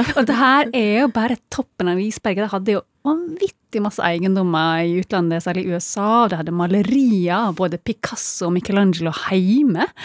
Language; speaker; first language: Norwegian; early bilingual, other home language; Filipino